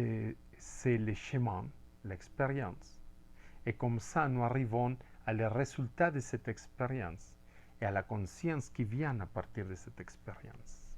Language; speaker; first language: French; non-native, fluent; Spanish